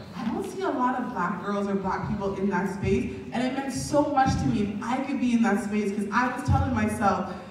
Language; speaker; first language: English; native; English